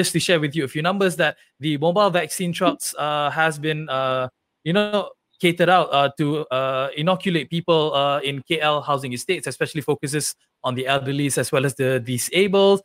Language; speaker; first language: English; non-native, local second language; Malay